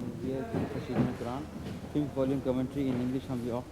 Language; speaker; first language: German; non-native, learner; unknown